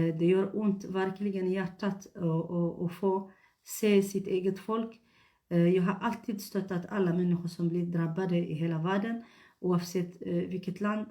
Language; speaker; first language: Swedish; non-native, fluent; Tigrinya